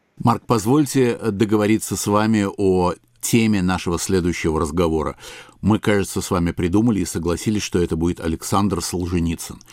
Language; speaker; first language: Russian; native; Russian